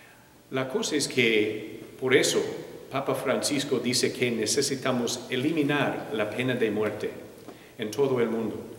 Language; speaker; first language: Spanish; non-native, fluent; English